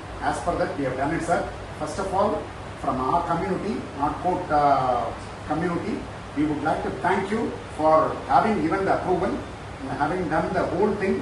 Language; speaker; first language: English; non-native, local second language; Tamil